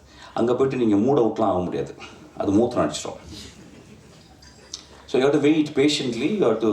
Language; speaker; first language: Tamil; native; Tamil